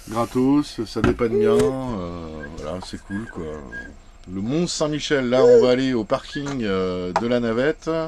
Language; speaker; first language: French; native; French